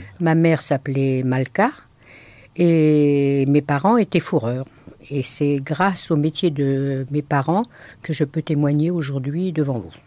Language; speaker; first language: French; native; French